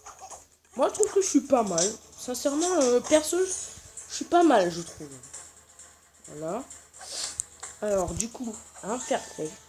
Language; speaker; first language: French; native; French